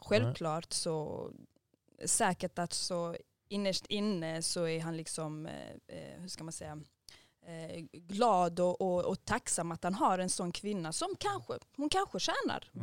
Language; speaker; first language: Swedish; early bilingual, other home language; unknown